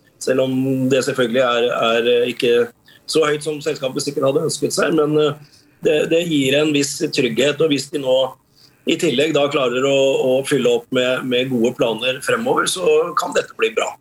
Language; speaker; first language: Norwegian; native; Norwegian